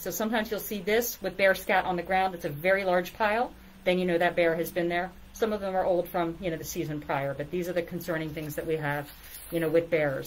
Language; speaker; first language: English; native; English